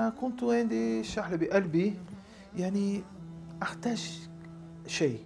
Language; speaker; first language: Arabic; non-native, learner; Portuguese